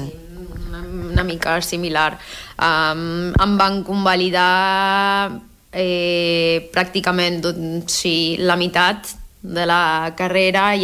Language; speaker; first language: Catalan; non-native, fluent; Spanish